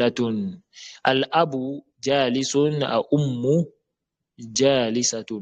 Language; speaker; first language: Arabic; non-native, fluent; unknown